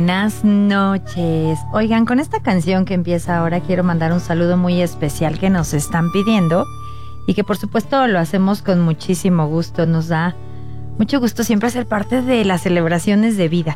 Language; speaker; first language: Spanish; native; Spanish